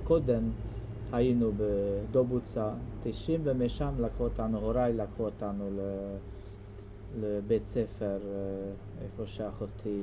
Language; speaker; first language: Hebrew; non-native, fluent; Hungarian